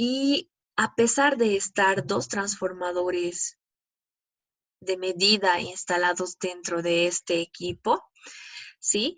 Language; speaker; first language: Spanish; native; Spanish